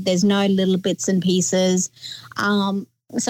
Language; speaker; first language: English; non-native, local second language; Nepali